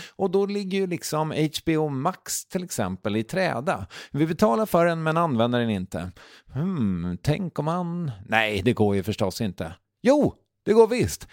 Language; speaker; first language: Swedish; native; Swedish